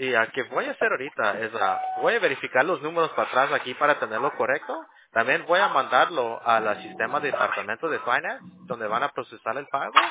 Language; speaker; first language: Spanish; early bilingual, heritage; Spanish